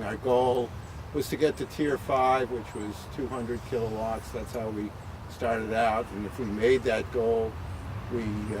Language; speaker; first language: English; native; English